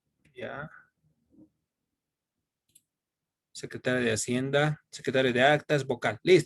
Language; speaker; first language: Spanish; native; Spanish